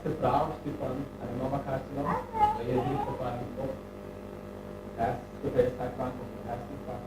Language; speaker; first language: German; non-native, learner; Turkish